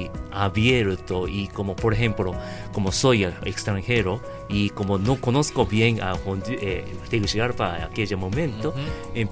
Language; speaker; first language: Spanish; non-native, fluent; Japanese